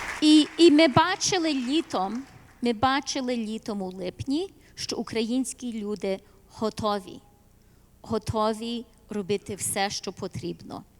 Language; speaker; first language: Ukrainian; early bilingual, heritage; Ukrainian